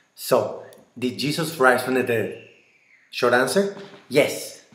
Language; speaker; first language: English; non-native, fluent; Spanish